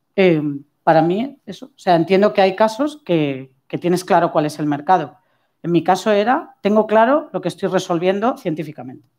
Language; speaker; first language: Spanish; native; Spanish